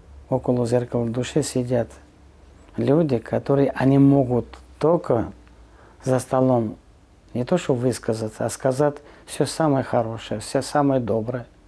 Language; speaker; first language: Russian; non-native, local second language; Georgian